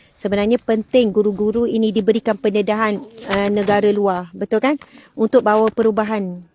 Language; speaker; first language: Malay; native; Malay